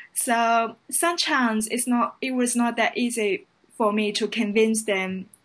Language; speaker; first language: English; non-native, fluent; Chinese